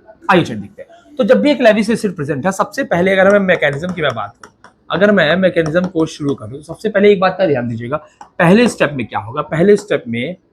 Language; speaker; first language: Hindi; native; Hindi